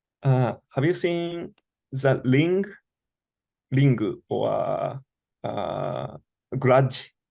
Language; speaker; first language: English; non-native, learner; Japanese